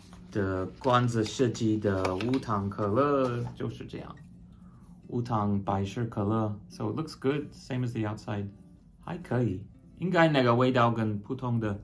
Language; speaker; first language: Chinese; non-native, fluent; English